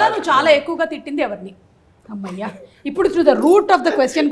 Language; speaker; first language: Telugu; native; Telugu